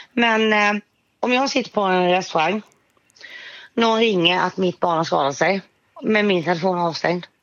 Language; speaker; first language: Swedish; native; Swedish